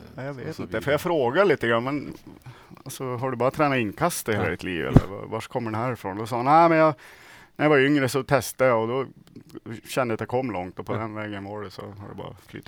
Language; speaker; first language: Swedish; native; Swedish